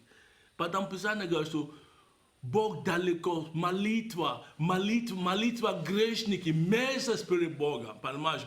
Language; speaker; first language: Russian; non-native, fluent; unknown